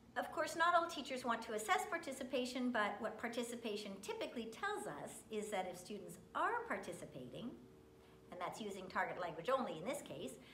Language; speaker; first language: English; native; English